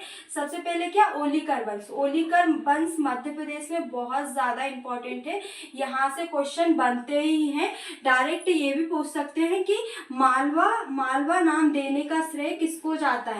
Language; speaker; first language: Hindi; native; Hindi